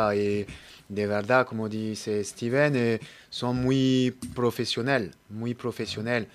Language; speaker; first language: Spanish; non-native, learner; French